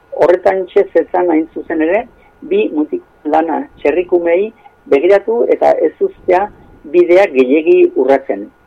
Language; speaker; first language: Basque; non-native, local second language; Spanish